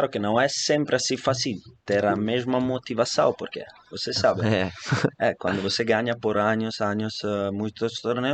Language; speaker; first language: Portuguese; non-native, fluent; Italian